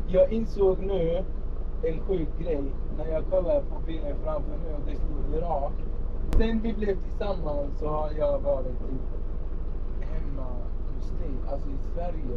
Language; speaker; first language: Swedish; early bilingual, other home language; Arabic